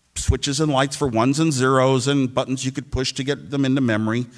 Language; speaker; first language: English; native; English